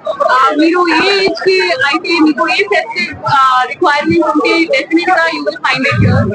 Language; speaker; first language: Telugu; non-native, local second language; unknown